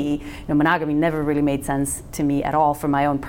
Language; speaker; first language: English; non-native, fluent; Macedonian